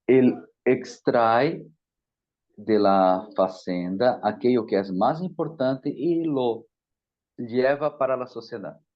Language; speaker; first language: Spanish; non-native, fluent; Portuguese